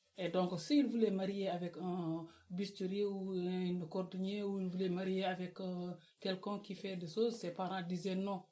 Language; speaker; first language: French; non-native, local second language; Wolof